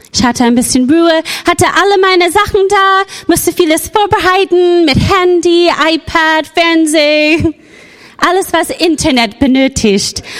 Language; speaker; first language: German; non-native, fluent; English